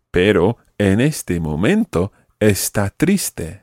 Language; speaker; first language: Spanish; non-native, fluent; English